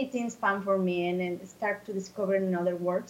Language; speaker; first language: English; non-native, learner; Spanish